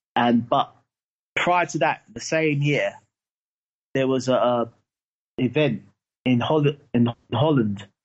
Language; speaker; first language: English; native; English